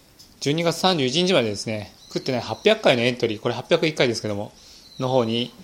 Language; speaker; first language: Japanese; native; Japanese